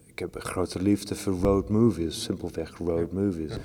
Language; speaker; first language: Dutch; non-native, fluent; English